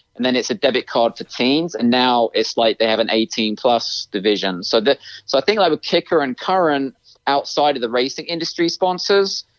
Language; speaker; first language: English; native; English